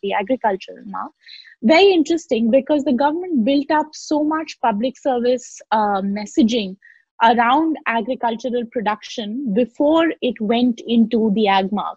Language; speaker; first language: English; non-native, local second language; Hindi